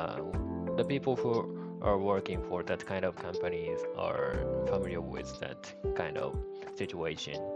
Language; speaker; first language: English; non-native, learner; Japanese